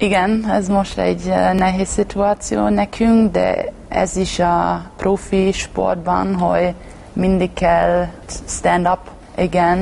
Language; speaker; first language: Hungarian; non-native, learner; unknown